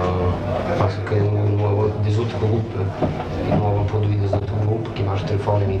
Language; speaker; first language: French; non-native, learner; Italian